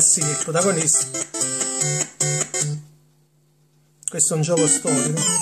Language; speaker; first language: Italian; native; Italian